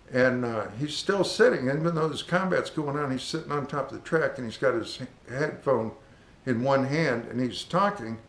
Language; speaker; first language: English; native; English